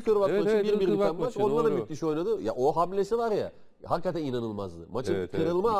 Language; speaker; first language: Turkish; native; Turkish